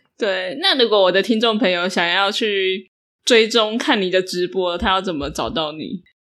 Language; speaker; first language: Chinese; native; Chinese